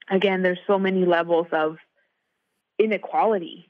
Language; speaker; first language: English; native; English